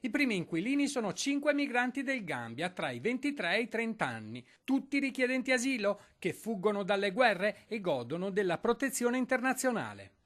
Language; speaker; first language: Italian; native; Italian